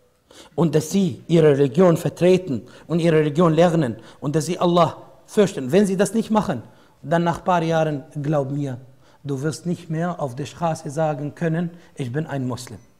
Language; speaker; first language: German; non-native, fluent; Arabic